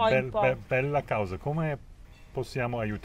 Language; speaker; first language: Italian; non-native, fluent; English